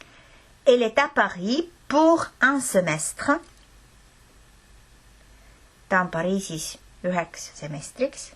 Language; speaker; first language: French; non-native, fluent; Estonian